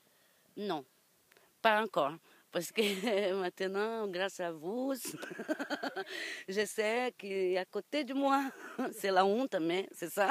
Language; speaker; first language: French; non-native, learner; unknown